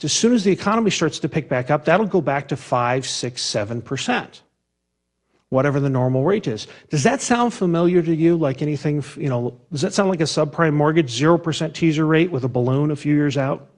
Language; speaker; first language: English; native; English